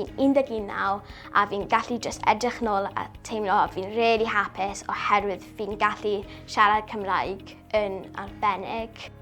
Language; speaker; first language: Welsh; non-native, local second language; English